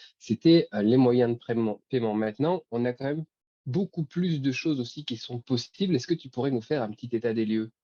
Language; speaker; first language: French; native; French